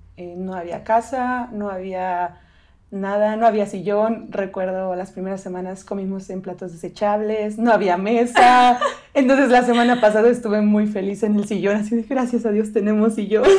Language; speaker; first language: Spanish; native; Spanish